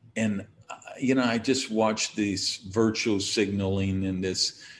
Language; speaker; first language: English; native; English